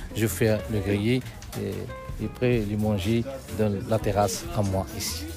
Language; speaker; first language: French; non-native, learner; Arabic